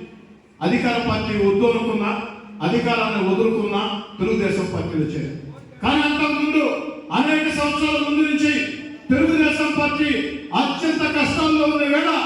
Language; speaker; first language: Telugu; native; Telugu